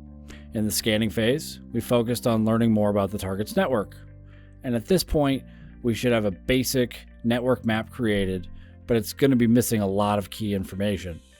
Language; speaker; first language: English; native; English